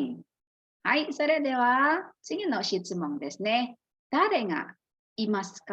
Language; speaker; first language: Japanese; non-native, fluent; Indonesian